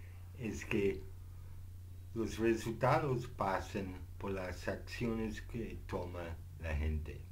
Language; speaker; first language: Spanish; non-native, fluent; English